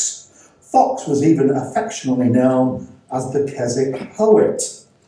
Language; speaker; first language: English; native; English